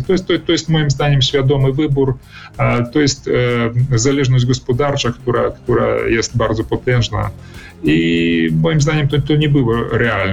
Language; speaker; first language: Polish; early bilingual, heritage; Polish